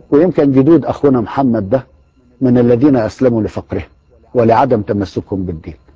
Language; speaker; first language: Arabic; native; Arabic